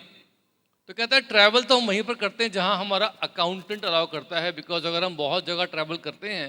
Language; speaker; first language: Hindi; native; Hindi